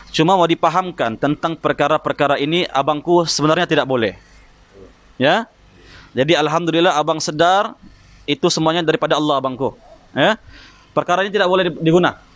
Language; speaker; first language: Malay; native; Malay